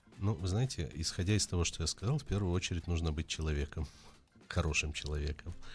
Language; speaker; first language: Russian; native; Russian